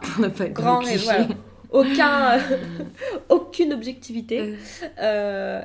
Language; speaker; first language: French; native; French